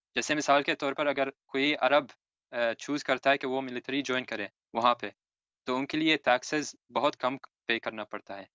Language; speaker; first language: Urdu; early bilingual, heritage; Urdu